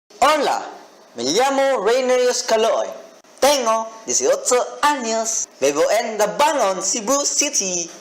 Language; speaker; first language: Spanish; non-native, learner; Cebuano